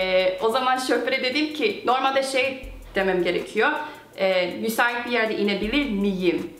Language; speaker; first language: Turkish; non-native, fluent; Korean